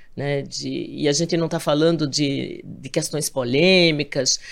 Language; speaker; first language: Portuguese; native; Portuguese